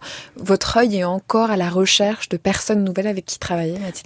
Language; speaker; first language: French; native; French